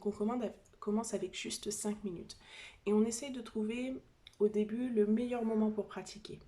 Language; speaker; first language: French; native; French